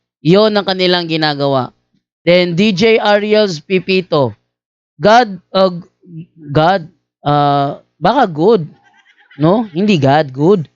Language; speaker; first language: Filipino; native; Filipino